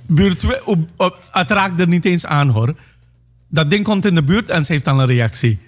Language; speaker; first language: Dutch; non-native, local second language; Caribbean Hindustani